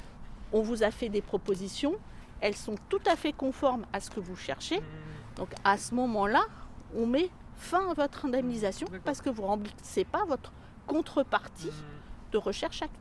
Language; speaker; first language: French; native; French